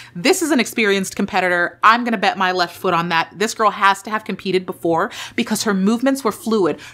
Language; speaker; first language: English; native; English